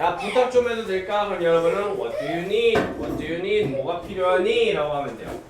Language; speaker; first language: Korean; native; Korean